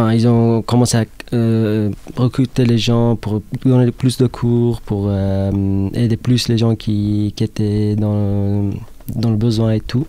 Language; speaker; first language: French; non-native, fluent; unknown